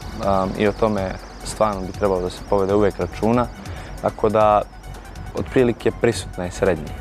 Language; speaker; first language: Bosnian; native; Bosnian